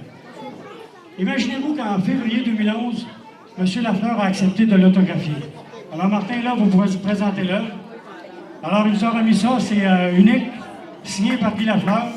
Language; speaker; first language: French; native; French